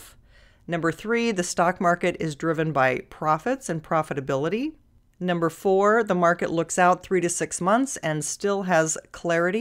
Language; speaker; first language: English; native; English